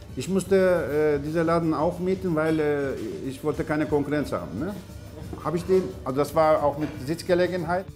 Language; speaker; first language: German; non-native, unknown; Turkish